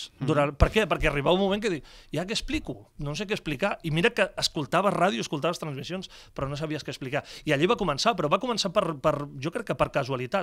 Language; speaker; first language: Catalan; native; Catalan